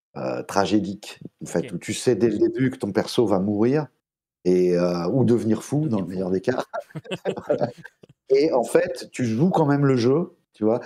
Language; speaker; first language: French; native; French